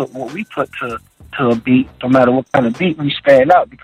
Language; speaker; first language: English; native; English